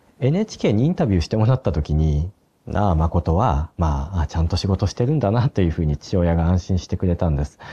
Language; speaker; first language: Japanese; native; Japanese